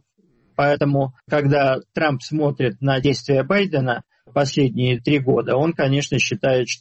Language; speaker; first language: Russian; native; Russian